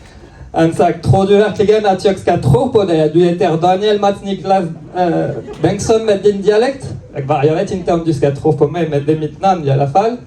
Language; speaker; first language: Swedish; non-native, learner; French